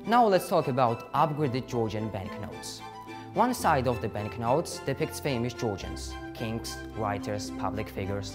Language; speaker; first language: English; non-native, learner; Georgian